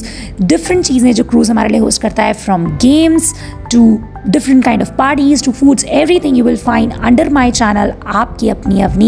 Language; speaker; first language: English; non-native, local second language; Hindi